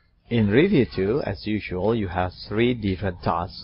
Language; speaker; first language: English; non-native, fluent; Indonesian